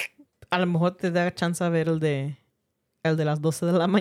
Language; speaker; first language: Spanish; early bilingual, heritage; Spanish